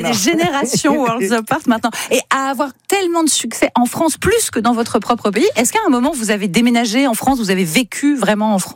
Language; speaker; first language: French; native; French